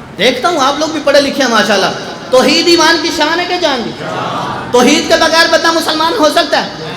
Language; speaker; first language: Urdu; non-native, local second language; Punjabi